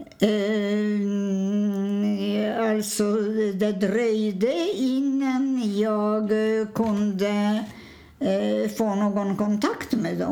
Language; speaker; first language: Swedish; non-native, fluent; Polish